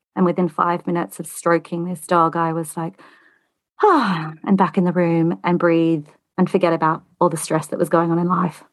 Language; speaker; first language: English; native; English